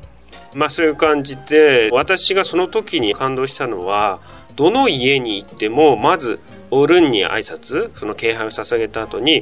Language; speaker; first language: Japanese; native; Japanese